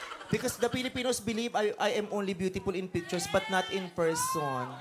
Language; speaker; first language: English; non-native, local second language; Filipino